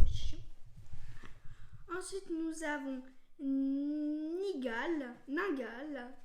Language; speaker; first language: French; native; French